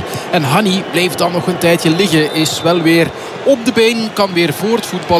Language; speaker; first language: Dutch; native; Dutch